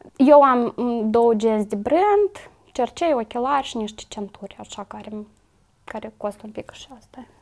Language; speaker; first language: Romanian; native; Romanian